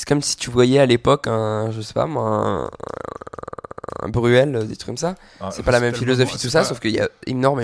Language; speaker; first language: French; native; French